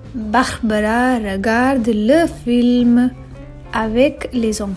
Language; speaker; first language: French; non-native, fluent; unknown